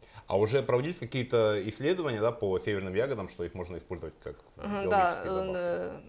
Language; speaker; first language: Russian; native; Russian